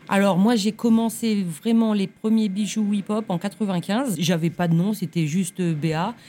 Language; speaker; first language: French; native; French